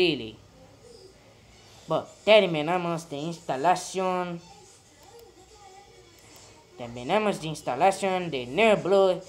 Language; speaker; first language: Spanish; non-native, learner; Portuguese